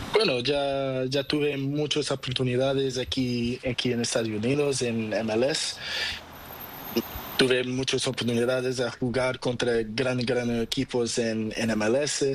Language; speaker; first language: Spanish; non-native, learner; Portuguese